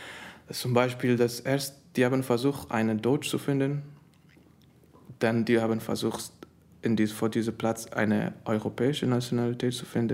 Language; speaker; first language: German; non-native, learner; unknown